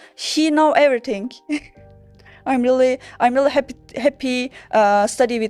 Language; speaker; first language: English; non-native, learner; Turkish